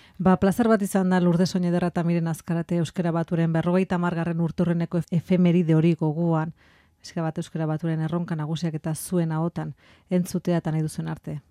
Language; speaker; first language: Basque; native; Basque